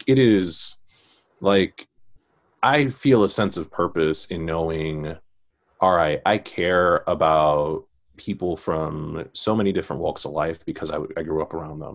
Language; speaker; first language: English; native; English